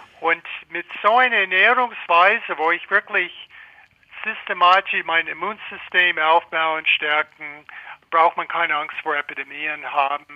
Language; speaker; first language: German; non-native, fluent; English